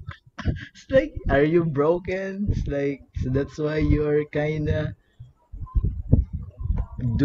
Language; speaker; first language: English; non-native, learner; Filipino